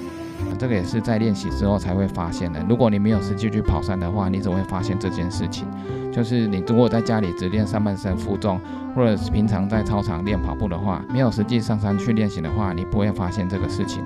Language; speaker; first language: Chinese; native; Chinese